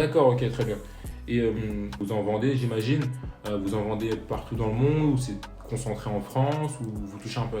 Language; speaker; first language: French; native; French